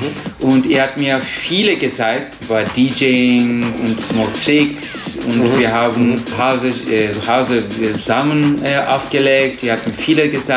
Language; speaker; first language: German; non-native, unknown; Turkish